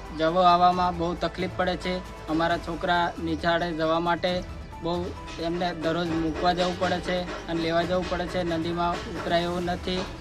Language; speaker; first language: Gujarati; non-native, local second language; Rathawi